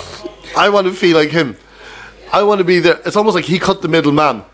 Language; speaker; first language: English; native; English